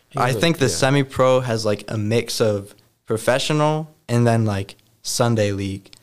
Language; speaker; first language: English; native; English